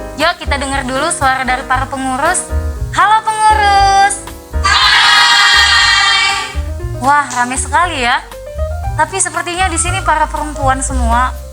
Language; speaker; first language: Indonesian; native; Indonesian